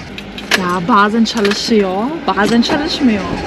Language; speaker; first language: Turkish; non-native, learner; German